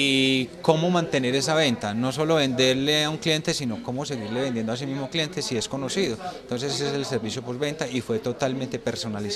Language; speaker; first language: Spanish; native; Spanish